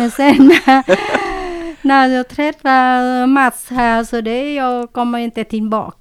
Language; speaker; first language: Swedish; non-native, learner; Vietnamese